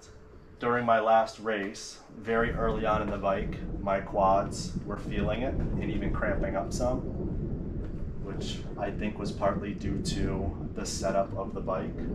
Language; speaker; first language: English; native; English